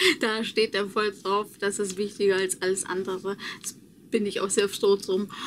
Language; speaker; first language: German; early bilingual, other home language; Polish